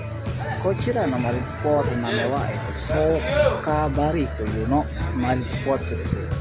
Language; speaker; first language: Japanese; non-native, fluent; Indonesian